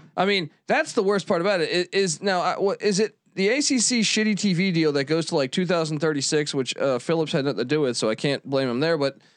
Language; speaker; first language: English; native; English